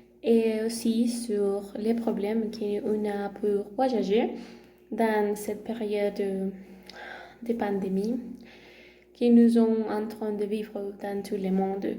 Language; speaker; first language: French; non-native, learner; Spanish